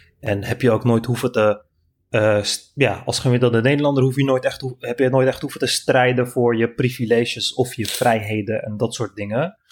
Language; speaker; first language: Dutch; non-native, fluent; Turkish